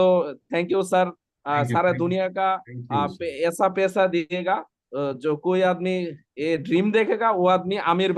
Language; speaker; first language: Hindi; non-native, learner; Bangla